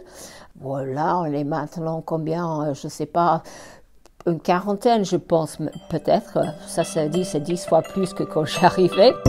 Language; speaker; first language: French; non-native, fluent; English